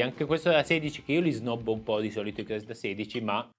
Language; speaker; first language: Italian; native; Italian